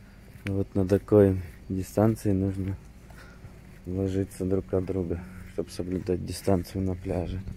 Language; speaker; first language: Russian; native; Russian